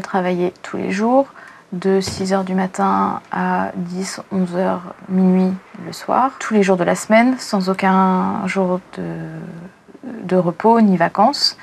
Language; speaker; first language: French; native; French